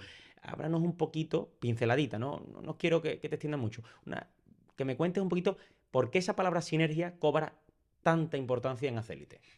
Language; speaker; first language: Spanish; native; Spanish